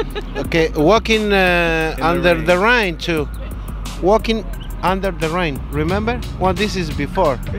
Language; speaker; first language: English; non-native, learner; Spanish